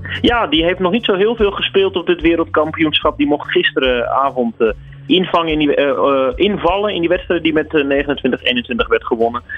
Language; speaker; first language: Dutch; native; Dutch